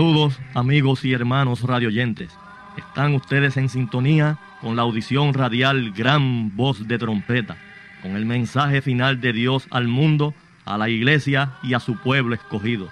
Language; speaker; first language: Spanish; native; Spanish